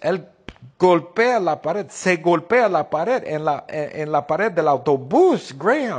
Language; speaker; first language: Spanish; non-native, fluent; English